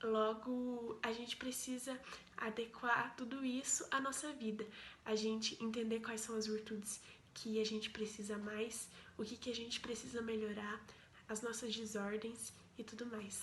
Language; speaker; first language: Portuguese; native; Portuguese